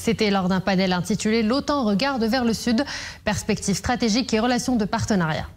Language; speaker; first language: French; non-native, local second language; Arabic